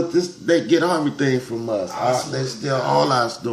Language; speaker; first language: English; native; English